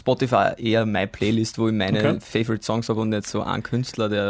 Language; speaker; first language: German; native; German